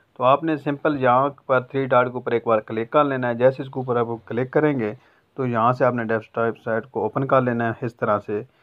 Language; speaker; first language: Urdu; non-native, local second language; Punjabi